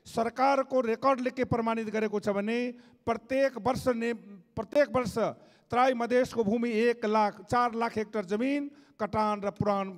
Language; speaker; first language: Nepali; non-native, local second language; Maithili